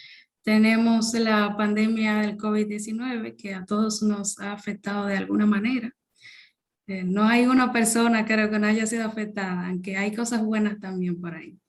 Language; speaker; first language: Spanish; native; Spanish